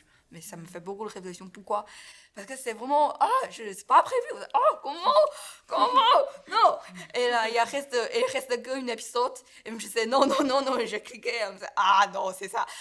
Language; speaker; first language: French; non-native, learner; Chinese